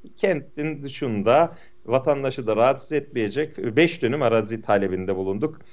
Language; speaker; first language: Turkish; non-native, local second language; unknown